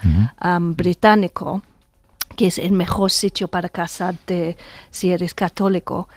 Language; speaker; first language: Spanish; non-native, fluent; English